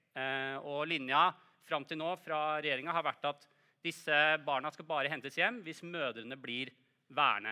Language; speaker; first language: Norwegian; native; Norwegian